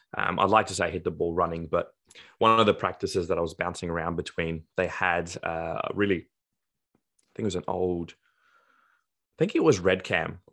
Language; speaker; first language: English; native; English